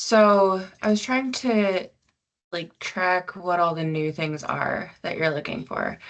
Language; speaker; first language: English; native; English